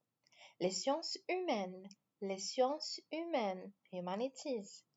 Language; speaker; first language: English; non-native, fluent; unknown